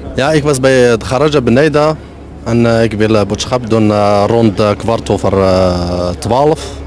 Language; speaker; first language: Dutch; non-native, learner; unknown